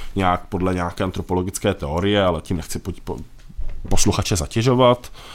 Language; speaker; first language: Czech; native; Czech